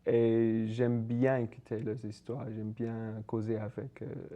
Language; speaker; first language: French; non-native, fluent; English